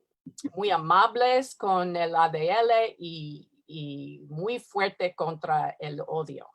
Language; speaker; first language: Spanish; non-native, learner; English